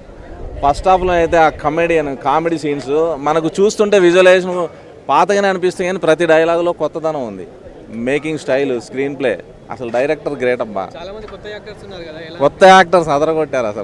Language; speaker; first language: Telugu; native; Telugu